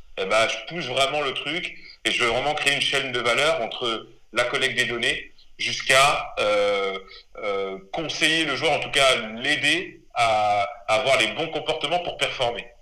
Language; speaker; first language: French; native; French